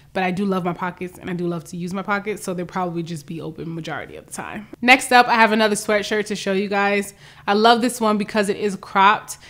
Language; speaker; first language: English; native; English